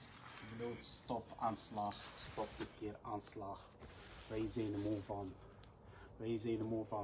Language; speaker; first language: Dutch; non-native, learner; Arabic